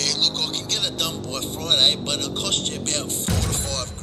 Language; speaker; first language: English; native; English